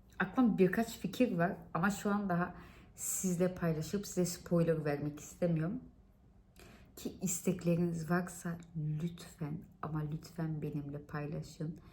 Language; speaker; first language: Turkish; early bilingual, heritage; Turkish